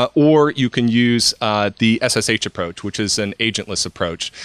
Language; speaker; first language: English; native; English